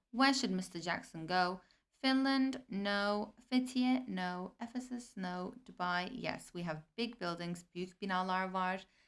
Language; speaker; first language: English; non-native, fluent; Turkish